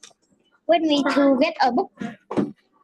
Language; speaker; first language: English; non-native, learner; Vietnamese